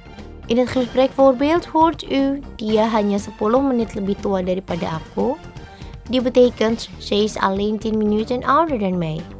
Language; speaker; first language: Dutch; non-native, learner; Indonesian